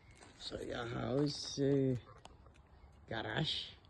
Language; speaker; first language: Danish; non-native, learner; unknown